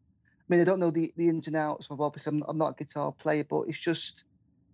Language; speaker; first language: English; native; English